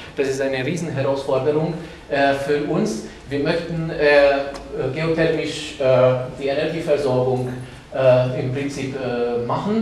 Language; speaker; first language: German; non-native, fluent; Hungarian